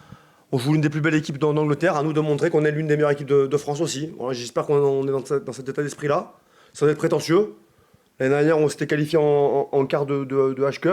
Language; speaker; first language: French; native; French